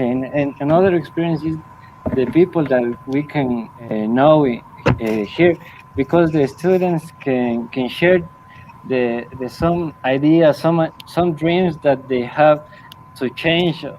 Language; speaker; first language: English; non-native, learner; Spanish